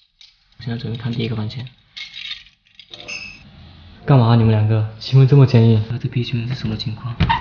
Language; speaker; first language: Chinese; native; Chinese